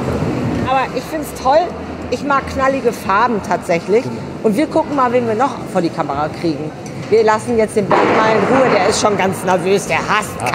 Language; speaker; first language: German; native; German